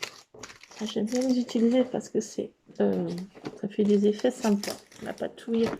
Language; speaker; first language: French; native; French